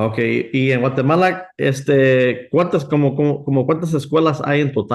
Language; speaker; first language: Spanish; early bilingual, heritage; Spanish